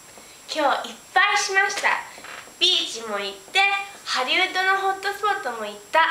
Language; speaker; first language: Japanese; early bilingual, heritage; Japanese